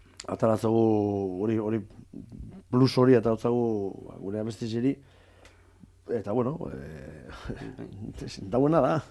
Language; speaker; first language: Basque; native; Basque